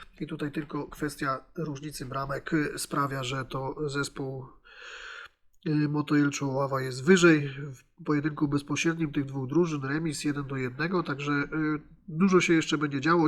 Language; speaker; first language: Polish; native; Polish